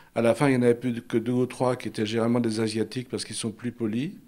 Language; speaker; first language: French; native; French